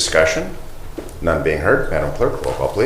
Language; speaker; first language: English; native; English